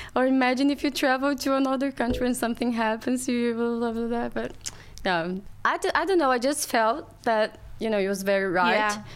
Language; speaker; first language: English; non-native, learner; Portuguese